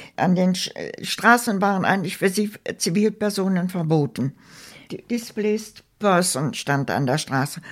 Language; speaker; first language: German; native; German